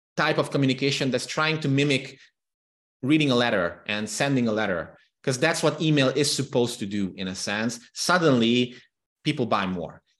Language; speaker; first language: English; non-native, fluent; Hungarian